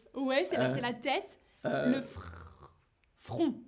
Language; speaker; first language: French; native; French